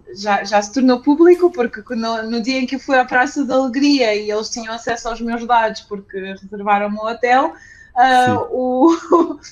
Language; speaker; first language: Portuguese; early bilingual, other home language; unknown